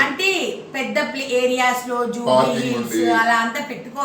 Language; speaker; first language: Telugu; native; Telugu